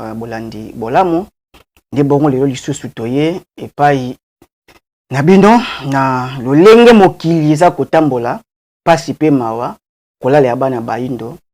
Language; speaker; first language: Lingala; non-native, local second language; Kongo